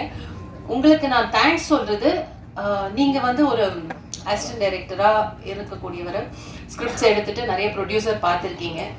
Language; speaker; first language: Tamil; native; Tamil